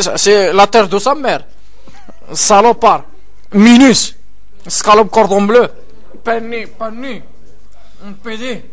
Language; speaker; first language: French; non-native, local second language; Arabic